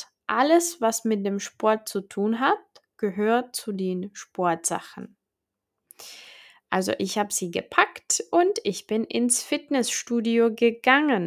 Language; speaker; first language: German; non-native, fluent; Czech